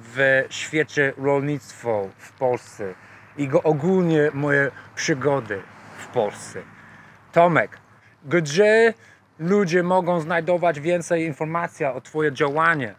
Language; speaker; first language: Polish; non-native, learner; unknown